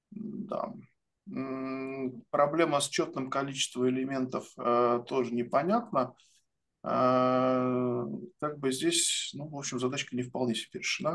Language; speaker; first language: Russian; native; Russian